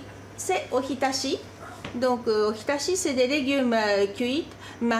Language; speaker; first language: French; non-native, fluent; Japanese